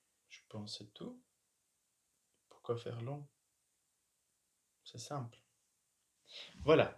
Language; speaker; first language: French; non-native, fluent; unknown